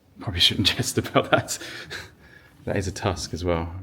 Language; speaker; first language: English; native; English